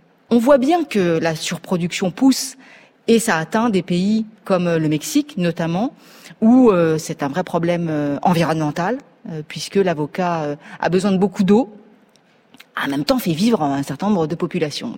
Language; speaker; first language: French; native; French